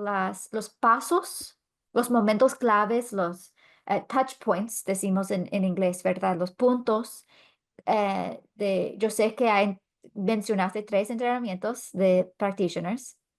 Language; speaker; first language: Spanish; non-native, fluent; English